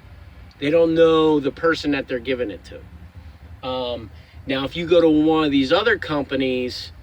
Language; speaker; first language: English; native; English